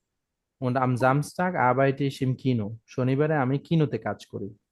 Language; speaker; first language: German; non-native, fluent; Bangla